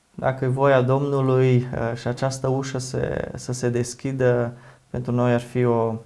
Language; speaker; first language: Romanian; native; Romanian